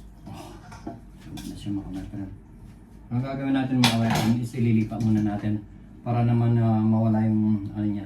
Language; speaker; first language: Filipino; native; Filipino